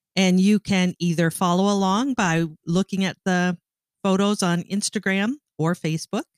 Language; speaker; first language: English; native; English